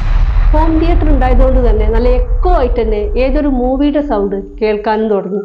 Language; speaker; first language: Malayalam; native; Malayalam